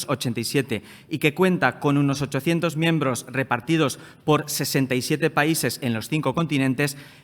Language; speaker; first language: Spanish; native; Spanish